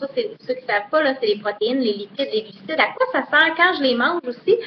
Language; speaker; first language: French; native; French